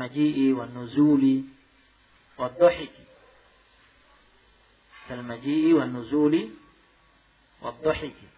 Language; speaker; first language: Arabic; non-native, fluent; Indonesian